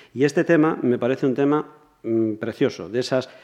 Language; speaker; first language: Spanish; native; Spanish